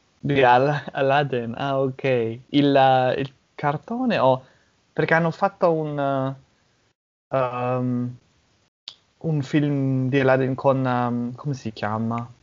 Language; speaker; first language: Italian; non-native, fluent; English